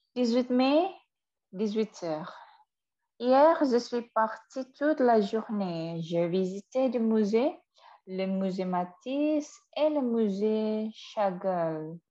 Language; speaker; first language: French; non-native, fluent; Indonesian